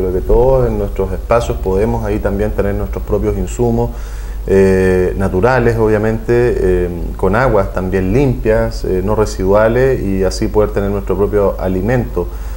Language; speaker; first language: Spanish; native; Spanish